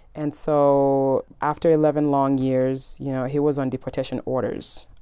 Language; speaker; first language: English; early bilingual, other home language; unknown